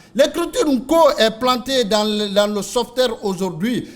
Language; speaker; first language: French; non-native, local second language; Mandingo